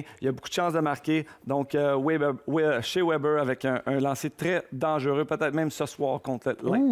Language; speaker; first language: French; native; French